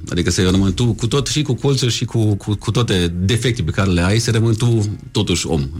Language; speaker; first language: Romanian; non-native, fluent; German